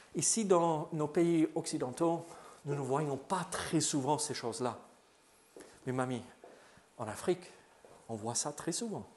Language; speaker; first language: French; non-native, fluent; English